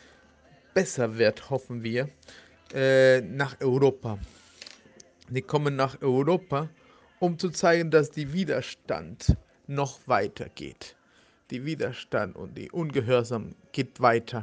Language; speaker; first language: German; non-native, fluent; Spanish